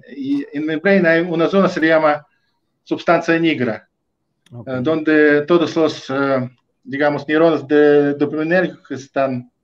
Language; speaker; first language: Spanish; non-native, fluent; Russian